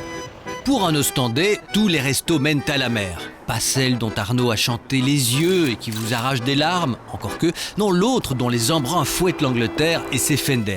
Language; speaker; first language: French; native; French